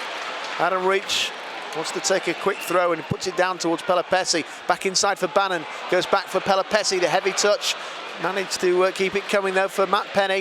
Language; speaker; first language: English; native; English